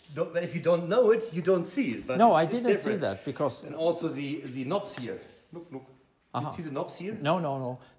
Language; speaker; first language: English; non-native, fluent; German